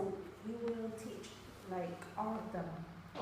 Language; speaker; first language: English; non-native, learner; Vietnamese